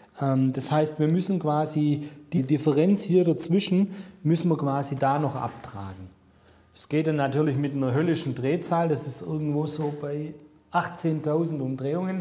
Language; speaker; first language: German; native; German